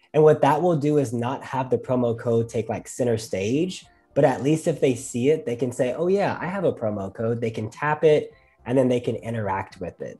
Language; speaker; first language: English; native; English